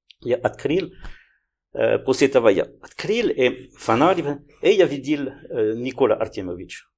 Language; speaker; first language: Ukrainian; non-native, learner; French